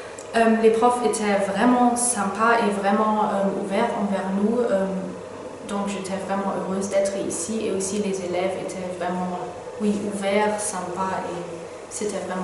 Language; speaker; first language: French; non-native, fluent; German